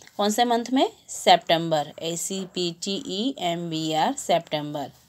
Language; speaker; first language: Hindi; non-native, local second language; Gujarati